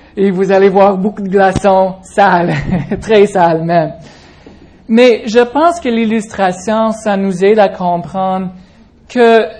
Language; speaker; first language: French; non-native, fluent; English